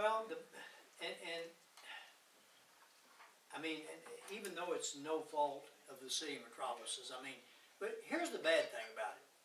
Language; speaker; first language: English; native; English